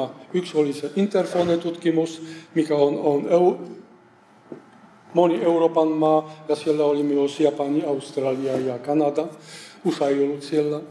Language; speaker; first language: Finnish; non-native, fluent; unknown